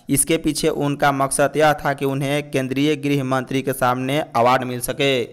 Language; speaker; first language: Hindi; native; Hindi